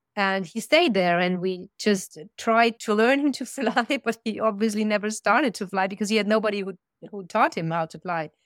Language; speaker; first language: English; non-native, fluent; German